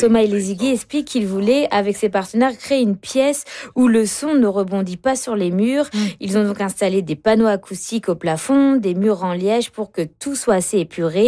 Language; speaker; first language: French; native; French